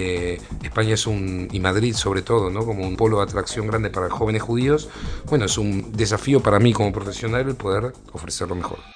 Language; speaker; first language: Spanish; native; Spanish